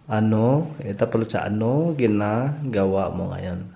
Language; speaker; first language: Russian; non-native, learner; Filipino